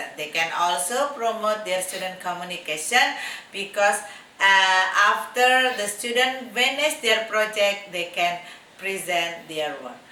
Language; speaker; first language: English; non-native, fluent; Indonesian